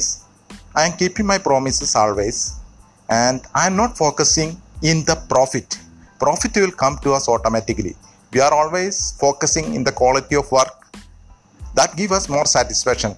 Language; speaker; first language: English; non-native, local second language; Malayalam